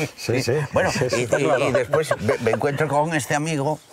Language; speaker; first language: Spanish; native; Spanish